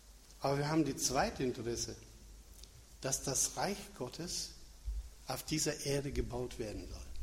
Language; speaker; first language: German; non-native, fluent; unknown